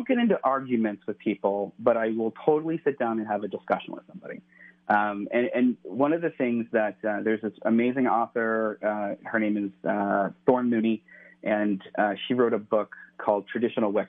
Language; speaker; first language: English; native; English